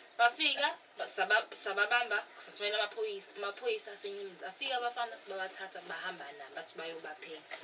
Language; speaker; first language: Zulu; native; Zulu